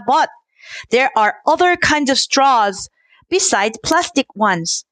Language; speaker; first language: English; non-native, fluent; Korean